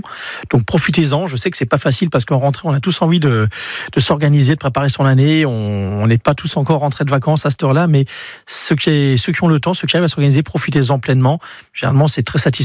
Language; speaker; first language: French; native; French